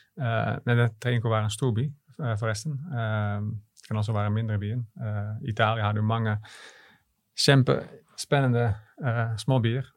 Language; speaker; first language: Norwegian; non-native, fluent; Dutch